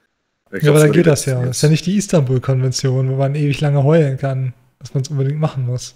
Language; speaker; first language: German; native; German